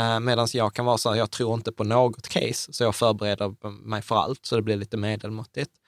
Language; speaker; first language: Swedish; early bilingual, other home language; Czech